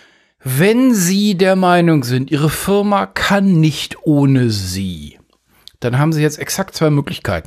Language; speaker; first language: German; native; German